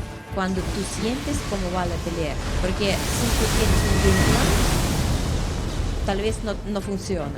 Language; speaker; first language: Spanish; non-native, fluent; Russian